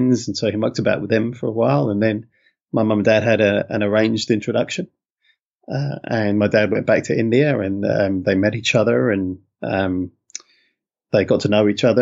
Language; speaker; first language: English; native; English